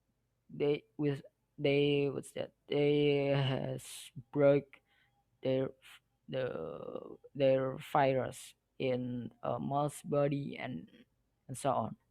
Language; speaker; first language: English; non-native, learner; Indonesian